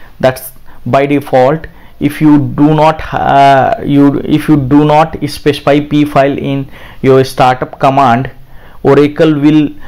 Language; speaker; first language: English; non-native, local second language; Hindi